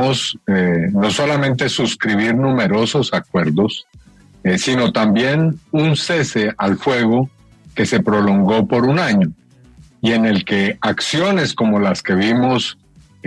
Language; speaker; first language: Spanish; native; Spanish